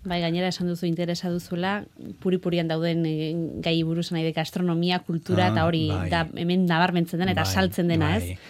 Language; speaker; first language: Basque; native; Basque